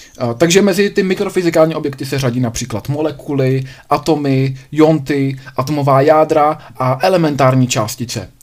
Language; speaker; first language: Czech; native; Czech